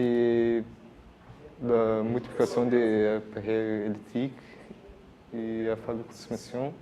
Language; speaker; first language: French; non-native, learner; Portuguese